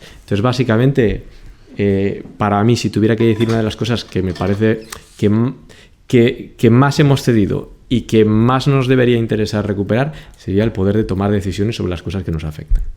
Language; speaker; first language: Spanish; native; Spanish